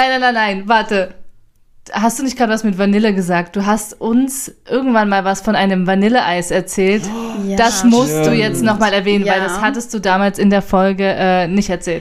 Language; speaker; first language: German; native; German